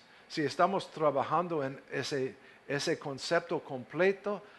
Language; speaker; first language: Spanish; non-native, fluent; English